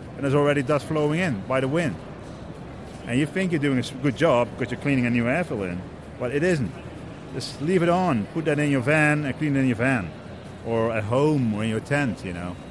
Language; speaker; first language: English; non-native, fluent; Dutch